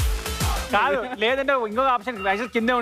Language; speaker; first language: Telugu; native; Telugu